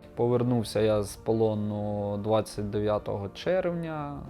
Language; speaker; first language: Ukrainian; native; Ukrainian